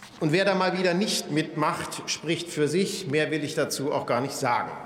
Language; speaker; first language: German; native; German